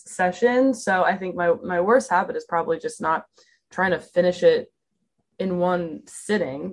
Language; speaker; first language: English; native; English